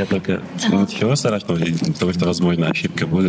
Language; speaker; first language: Russian; non-native, learner; Arabic